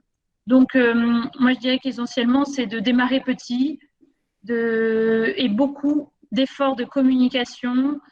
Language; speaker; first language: French; native; French